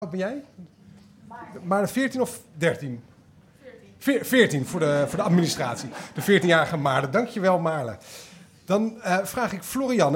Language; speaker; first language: Dutch; native; Dutch